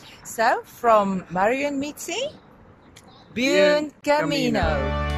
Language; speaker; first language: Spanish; non-native, learner; Afrikaans